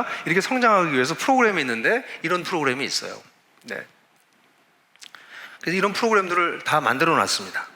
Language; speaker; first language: Korean; native; Korean